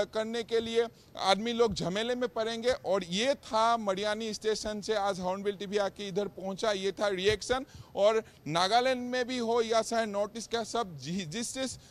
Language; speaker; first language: Hindi; non-native, local second language; Assamese